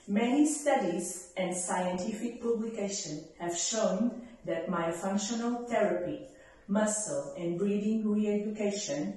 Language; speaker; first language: English; non-native, fluent; Portuguese